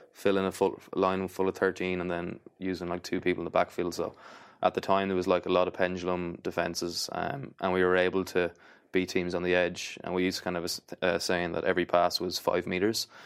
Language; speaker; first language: English; native; English